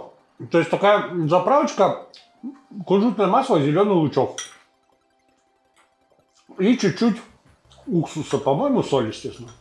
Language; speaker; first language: Russian; native; Russian